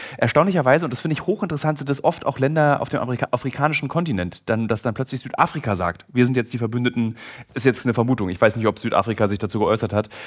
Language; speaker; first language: German; native; German